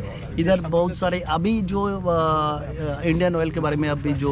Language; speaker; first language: Hindi; non-native, local second language; Bangla